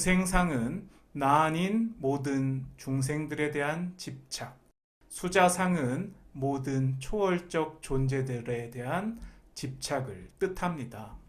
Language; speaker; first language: Korean; native; Korean